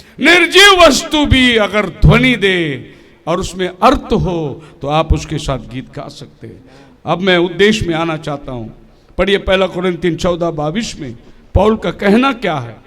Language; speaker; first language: Hindi; non-native, local second language; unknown